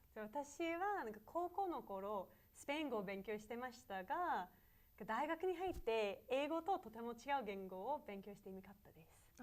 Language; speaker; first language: Japanese; non-native, fluent; English